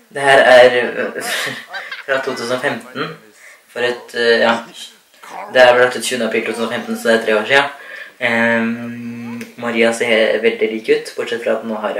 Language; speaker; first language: Norwegian; native; Norwegian